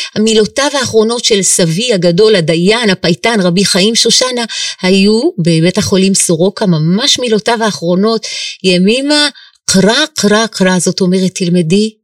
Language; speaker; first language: Hebrew; native; Hebrew